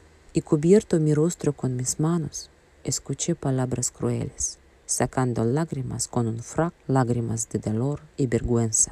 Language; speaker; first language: Spanish; non-native, fluent; Russian